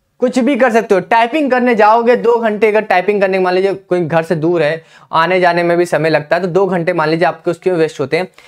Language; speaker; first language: Hindi; native; Hindi